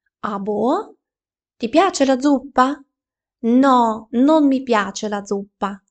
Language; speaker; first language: Italian; non-native, fluent; Ukrainian